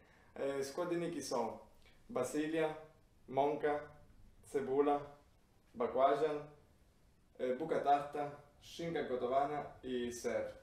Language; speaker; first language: Polish; non-native, learner; Italian